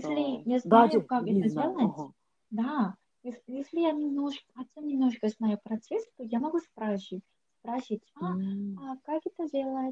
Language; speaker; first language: Russian; non-native, learner; Korean